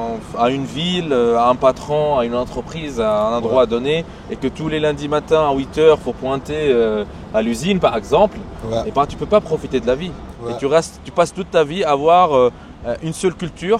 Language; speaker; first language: French; native; French